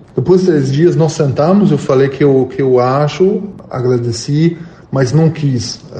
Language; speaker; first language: Portuguese; non-native, fluent; German